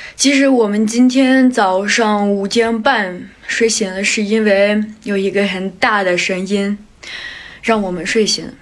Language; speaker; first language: Chinese; non-native, fluent; Ukrainian